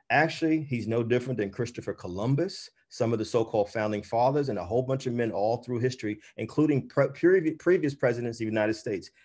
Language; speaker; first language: English; native; English